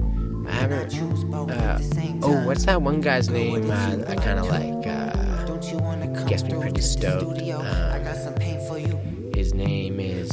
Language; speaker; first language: English; native; English